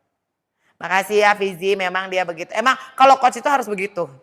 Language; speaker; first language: Indonesian; native; Indonesian